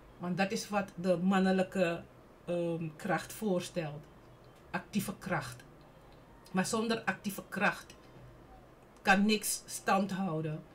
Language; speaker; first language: Dutch; native; Dutch